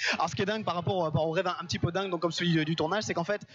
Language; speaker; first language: French; native; French